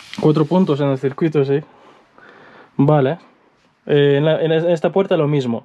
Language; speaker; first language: Spanish; native; Spanish